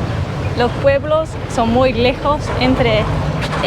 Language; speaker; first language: Spanish; non-native, learner; English